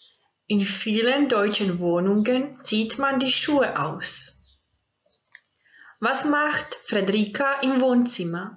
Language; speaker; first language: German; non-native, fluent; Croatian